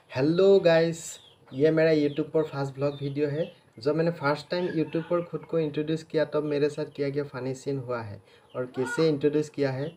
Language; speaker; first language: Hindi; non-native, local second language; Assamese